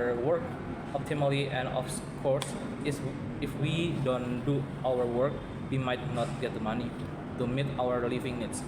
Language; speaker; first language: English; non-native, learner; Indonesian